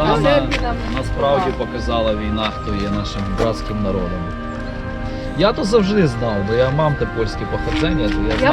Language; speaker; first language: Ukrainian; native; Ukrainian